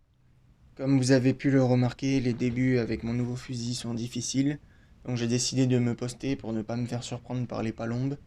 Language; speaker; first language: French; native; French